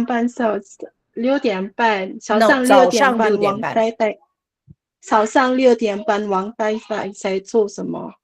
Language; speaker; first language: Chinese; non-native, learner; English